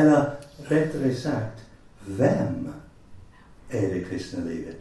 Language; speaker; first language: Swedish; non-native, fluent; English